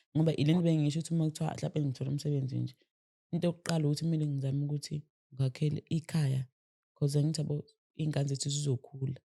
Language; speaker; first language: Zulu; native; Zulu